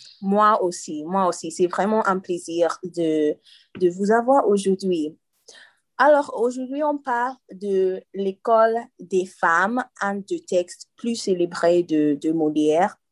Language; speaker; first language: French; non-native, learner; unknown